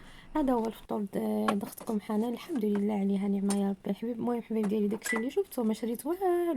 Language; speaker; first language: Arabic; native; Arabic